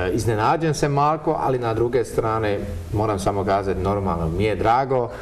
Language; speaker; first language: Croatian; early bilingual, heritage; Croatian